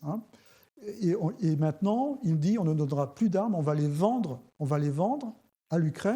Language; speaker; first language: French; native; French